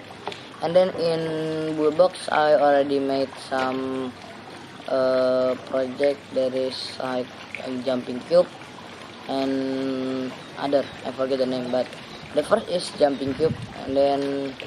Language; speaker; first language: English; non-native, learner; Indonesian